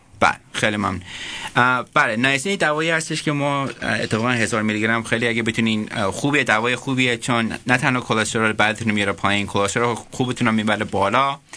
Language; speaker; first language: Persian; early bilingual, heritage; Persian